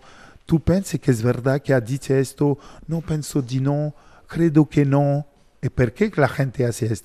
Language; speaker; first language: Spanish; non-native, learner; French